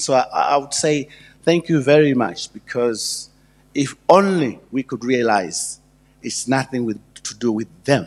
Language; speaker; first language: English; non-native, local second language; Shona